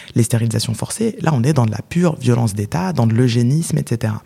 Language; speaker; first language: French; native; French